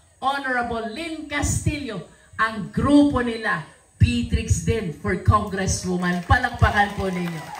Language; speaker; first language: Filipino; native; Filipino